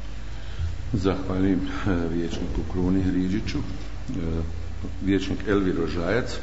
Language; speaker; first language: Croatian; native; Croatian